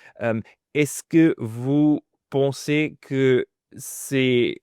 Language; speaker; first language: French; non-native, fluent; German